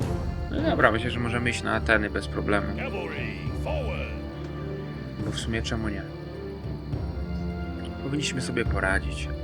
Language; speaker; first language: Polish; native; Polish